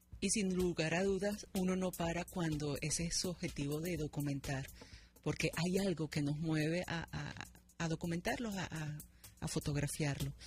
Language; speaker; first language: Spanish; native; Spanish